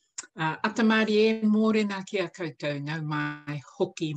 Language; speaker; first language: Māori; non-native, learner; English